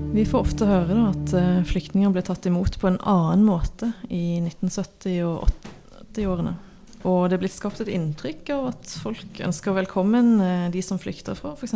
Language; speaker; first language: Norwegian; native; Norwegian